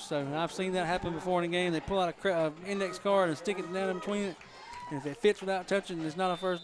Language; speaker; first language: English; native; English